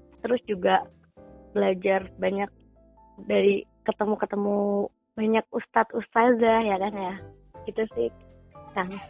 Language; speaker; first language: Indonesian; native; Indonesian